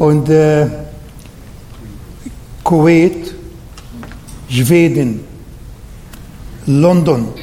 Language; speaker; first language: German; non-native, learner; Arabic